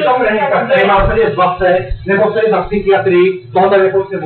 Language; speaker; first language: Czech; native; Czech